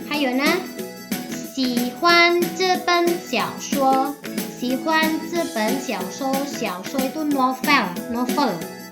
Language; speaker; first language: Chinese; non-native, fluent; Indonesian